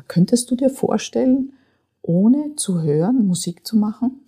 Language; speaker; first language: German; native; German